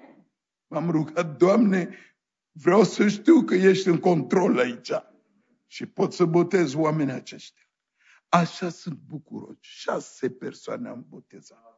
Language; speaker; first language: Romanian; non-native, fluent; French